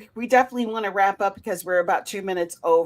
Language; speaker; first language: English; native; English